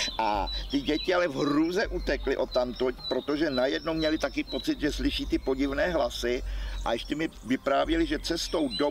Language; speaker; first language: Czech; native; Czech